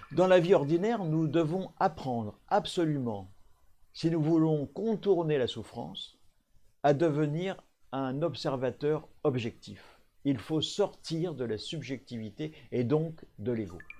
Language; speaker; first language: French; native; French